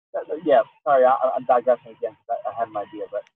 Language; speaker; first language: English; native; English